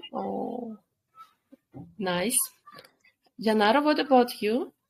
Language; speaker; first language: English; non-native, fluent; Kyrgyz